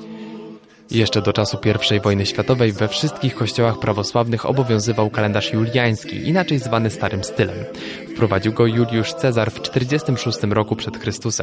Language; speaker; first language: Polish; native; Polish